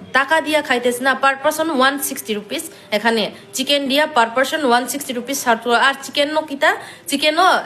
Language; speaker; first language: Bangla; non-native, local second language; Kok Borok